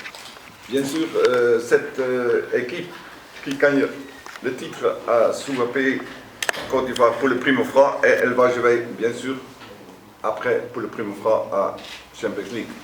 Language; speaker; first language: French; non-native, learner; Dutch